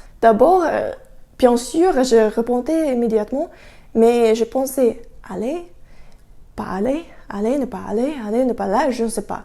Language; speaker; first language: French; non-native, learner; Russian